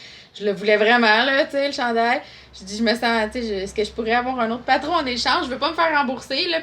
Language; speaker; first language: French; native; French